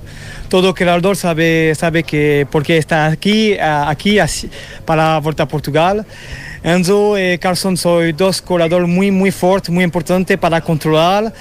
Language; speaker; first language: Portuguese; non-native, learner; Spanish